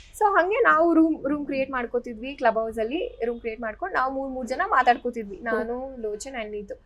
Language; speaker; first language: Kannada; native; Kannada